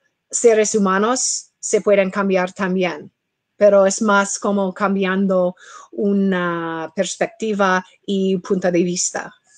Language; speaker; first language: Spanish; non-native, fluent; English